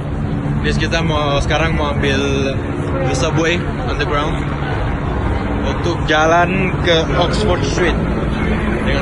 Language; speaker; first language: Indonesian; early bilingual, other home language; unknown